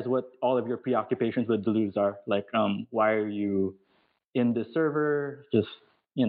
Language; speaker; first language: English; non-native, local second language; Filipino